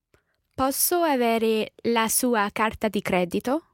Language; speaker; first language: Italian; non-native, learner; English